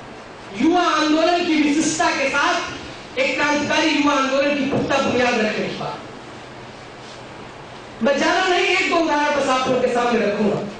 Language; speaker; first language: Hindi; native; Hindi